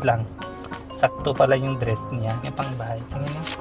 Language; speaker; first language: Filipino; non-native, learner; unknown